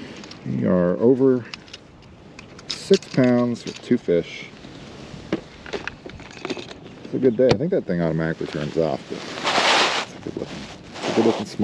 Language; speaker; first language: English; native; English